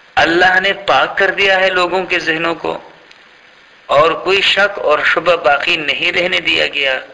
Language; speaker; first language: Urdu; native; Urdu